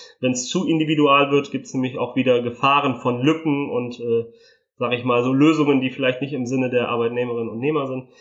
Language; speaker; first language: German; early bilingual, other home language; Italian